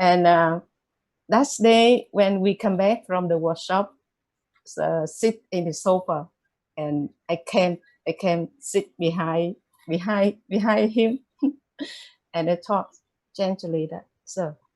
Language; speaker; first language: English; non-native, learner; Vietnamese